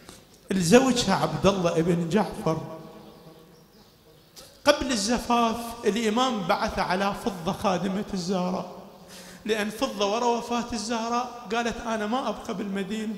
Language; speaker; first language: Arabic; native; Arabic